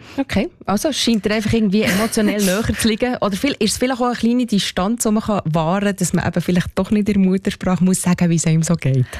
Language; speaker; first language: German; native; German